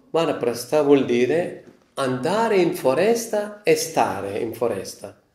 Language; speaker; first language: Italian; non-native, fluent; Malayalam